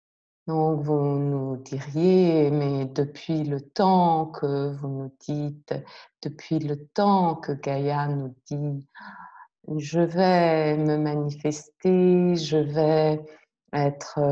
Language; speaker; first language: French; native; French